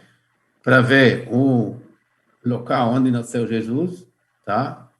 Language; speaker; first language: Portuguese; non-native, fluent; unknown